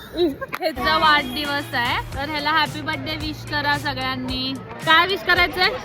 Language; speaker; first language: Marathi; non-native, local second language; Hindi